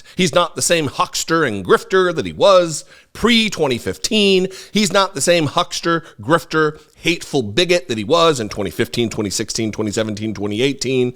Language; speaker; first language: English; native; English